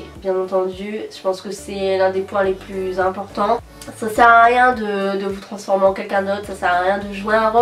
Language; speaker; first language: French; native; French